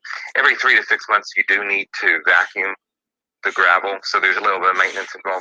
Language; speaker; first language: English; native; English